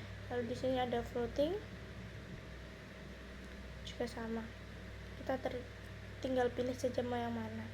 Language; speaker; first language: Indonesian; native; Indonesian